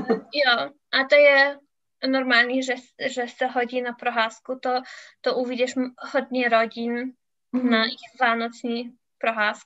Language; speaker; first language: Czech; non-native, learner; English